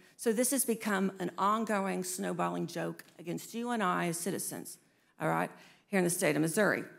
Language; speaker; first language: English; native; English